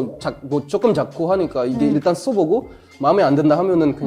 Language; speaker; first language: Korean; non-native, fluent; Indonesian